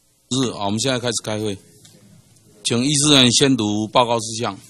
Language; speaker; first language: Chinese; native; Chinese